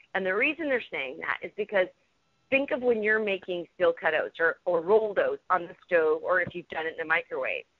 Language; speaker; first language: English; native; English